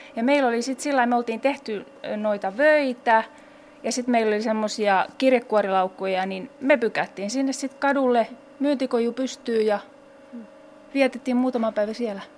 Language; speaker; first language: Finnish; native; Finnish